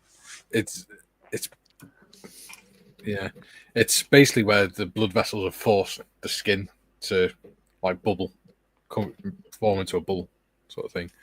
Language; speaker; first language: English; native; English